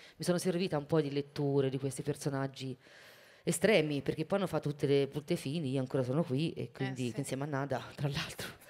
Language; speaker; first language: Italian; native; Italian